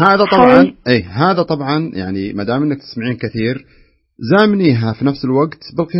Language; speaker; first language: Arabic; native; Arabic